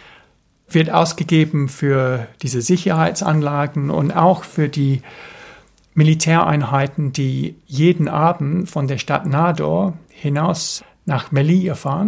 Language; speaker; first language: German; non-native, fluent; English